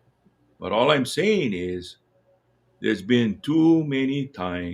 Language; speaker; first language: English; native; English